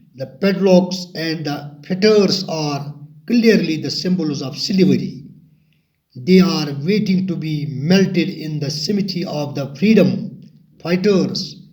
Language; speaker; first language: English; non-native, local second language; Urdu